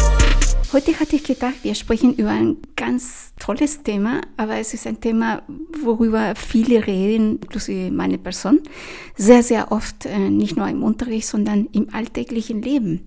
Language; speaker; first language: German; non-native, fluent; Spanish